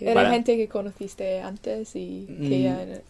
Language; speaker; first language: Spanish; non-native, fluent; English